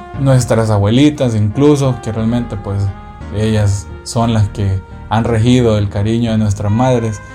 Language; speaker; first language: Spanish; native; Spanish